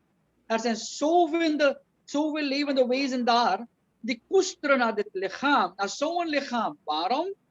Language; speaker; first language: Dutch; non-native, local second language; Caribbean Hindustani